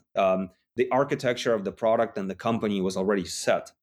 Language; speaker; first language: English; non-native, fluent; Russian